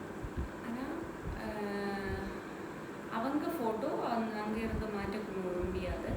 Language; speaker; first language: Tamil; non-native, learner; Malayalam